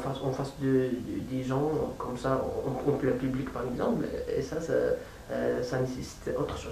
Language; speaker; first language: French; non-native, fluent; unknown